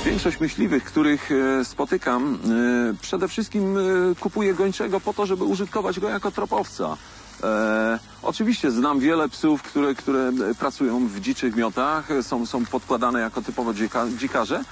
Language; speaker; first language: Polish; native; Polish